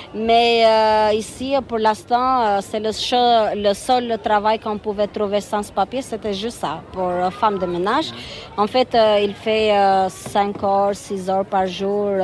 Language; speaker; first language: French; non-native, fluent; Albanian